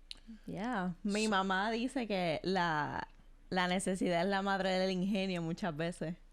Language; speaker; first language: Spanish; native; Spanish